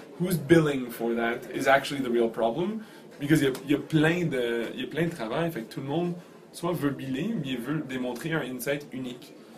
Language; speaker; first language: French; native; French